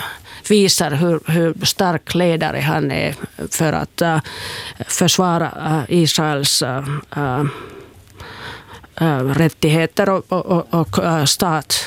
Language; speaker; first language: Swedish; non-native, fluent; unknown